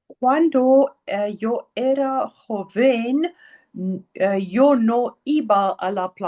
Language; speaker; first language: Spanish; non-native, learner; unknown